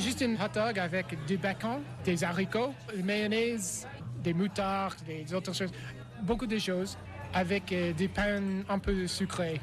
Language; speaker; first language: French; non-native, learner; English